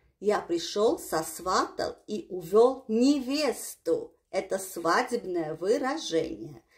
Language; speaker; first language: Russian; non-native, local second language; Armenian